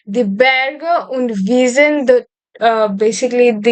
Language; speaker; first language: German; non-native, fluent; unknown